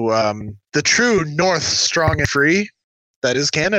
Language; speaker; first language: English; native; English